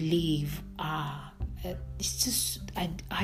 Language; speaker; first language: English; non-native, local second language; Swahili